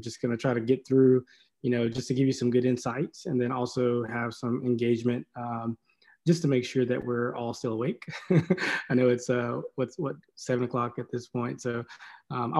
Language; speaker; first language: English; native; English